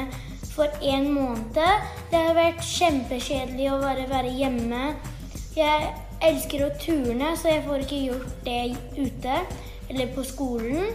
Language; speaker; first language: Norwegian; early bilingual, heritage; Norwegian